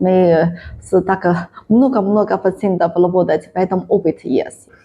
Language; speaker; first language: Russian; non-native, learner; Chinese